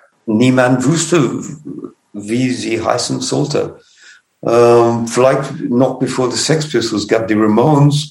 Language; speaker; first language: German; non-native, fluent; English